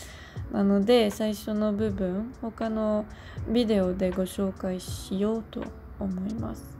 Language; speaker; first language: Japanese; non-native, learner; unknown